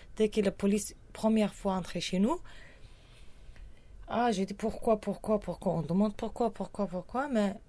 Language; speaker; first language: French; non-native, learner; Kurdish